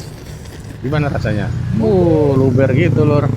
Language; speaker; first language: Indonesian; native; Indonesian